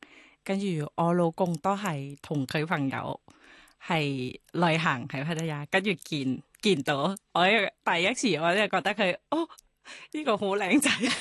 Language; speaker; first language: Cantonese; non-native, learner; Thai